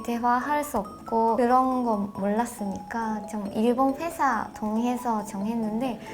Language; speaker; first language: Korean; non-native, learner; Japanese